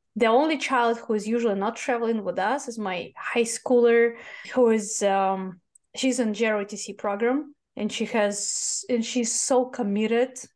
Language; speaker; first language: English; non-native, fluent; Russian